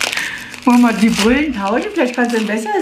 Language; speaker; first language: German; native; German